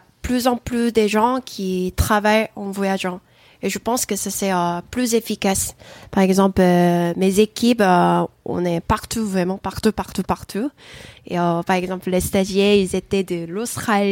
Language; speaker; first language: French; non-native, fluent; Korean